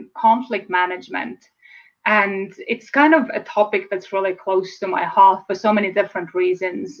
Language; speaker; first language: English; non-native, fluent; Estonian